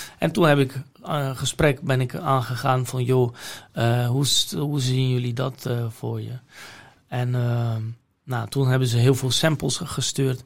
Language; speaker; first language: Dutch; non-native, fluent; Polish